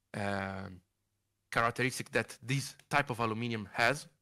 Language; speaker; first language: English; non-native, fluent; Italian